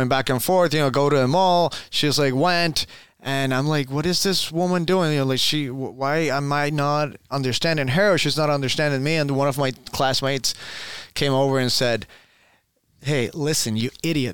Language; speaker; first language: English; non-native, fluent; Spanish